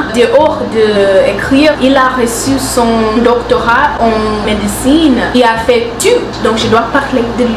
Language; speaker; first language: French; non-native, learner; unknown